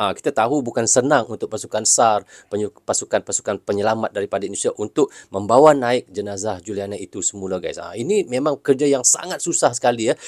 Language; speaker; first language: Malay; native; Malay